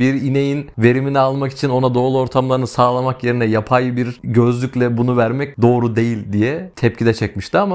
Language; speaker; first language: Turkish; native; Turkish